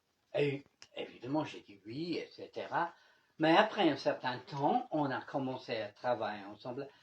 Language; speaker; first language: French; non-native, fluent; English